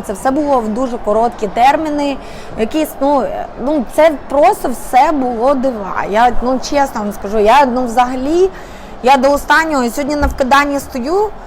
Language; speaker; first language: Ukrainian; native; Ukrainian